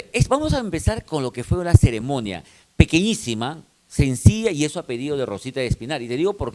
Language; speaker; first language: Spanish; native; Spanish